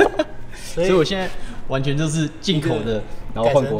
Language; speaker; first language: Chinese; native; Chinese